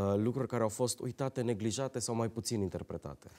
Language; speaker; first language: Romanian; native; Romanian